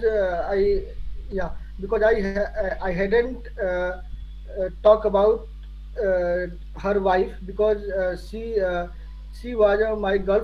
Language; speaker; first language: English; non-native, learner; Hindi